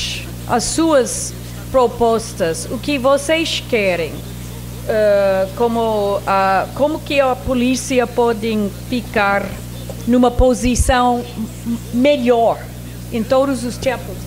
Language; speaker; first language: Portuguese; non-native, fluent; English